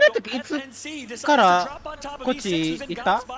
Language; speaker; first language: Japanese; non-native, learner; Filipino